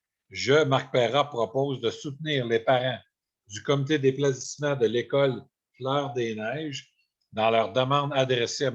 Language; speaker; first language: French; native; French